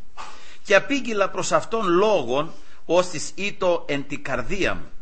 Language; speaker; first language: Greek; native; Greek